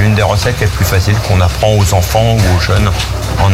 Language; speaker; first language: French; native; French